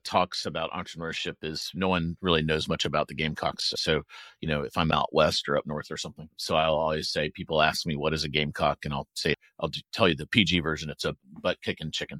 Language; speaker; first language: English; native; English